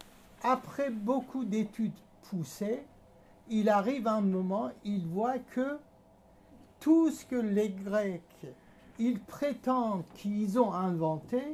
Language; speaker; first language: French; non-native, fluent; Persian